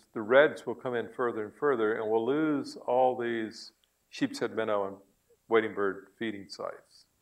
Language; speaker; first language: English; native; English